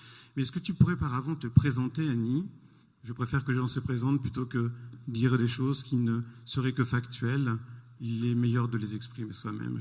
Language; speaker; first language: French; native; French